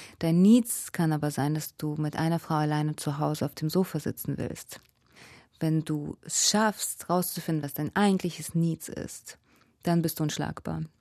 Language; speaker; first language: German; early bilingual, other home language; Russian